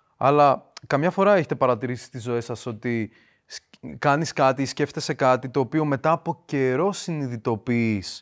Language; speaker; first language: Greek; early bilingual, other home language; Russian